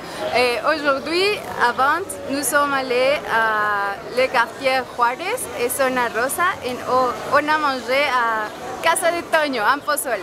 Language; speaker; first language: French; non-native, learner; Spanish